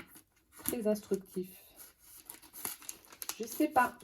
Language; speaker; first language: French; native; French